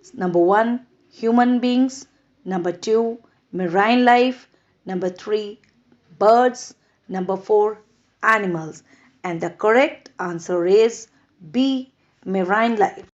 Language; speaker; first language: English; non-native, local second language; Punjabi